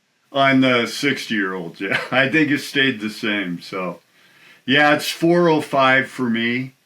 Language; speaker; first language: English; native; English